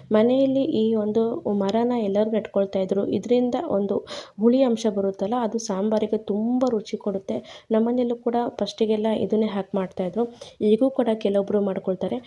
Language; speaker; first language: Kannada; native; Kannada